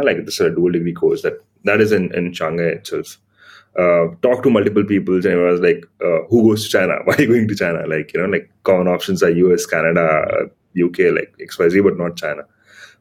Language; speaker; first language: English; non-native, local second language; Hindi